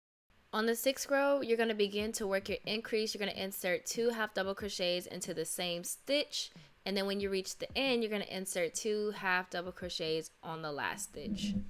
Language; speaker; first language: English; native; English